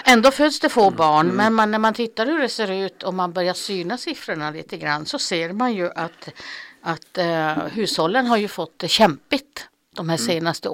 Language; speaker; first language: Swedish; native; Swedish